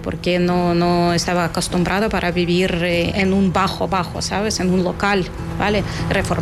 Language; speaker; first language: Spanish; non-native, fluent; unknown